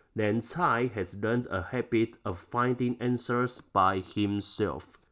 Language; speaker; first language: English; non-native, fluent; Chinese